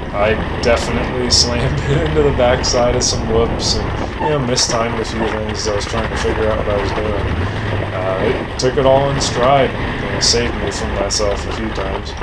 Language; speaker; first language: English; native; English